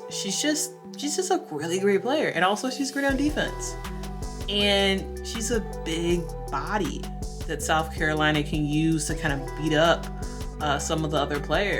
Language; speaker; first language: English; native; English